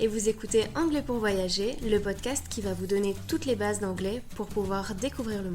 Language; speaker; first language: French; native; French